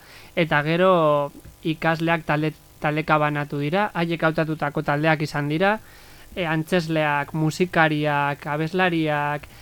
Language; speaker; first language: Basque; native; Basque